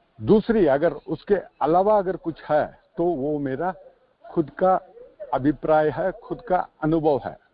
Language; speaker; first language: Hindi; non-native, local second language; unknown